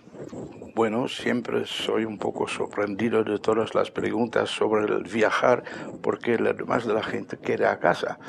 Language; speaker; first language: Spanish; non-native, fluent; Dutch